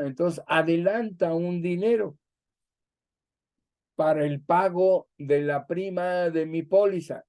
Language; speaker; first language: Spanish; native; Spanish